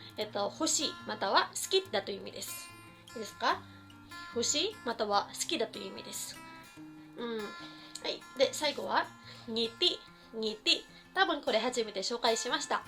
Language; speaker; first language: Japanese; non-native, fluent; Filipino